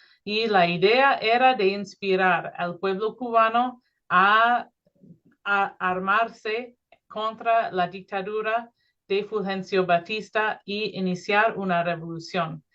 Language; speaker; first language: Spanish; non-native, fluent; English